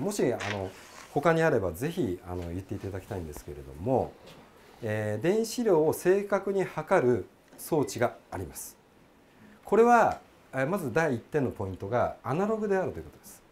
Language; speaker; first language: Japanese; native; Japanese